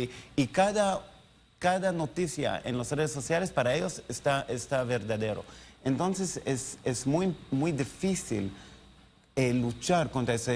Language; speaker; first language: Spanish; non-native, learner; Hebrew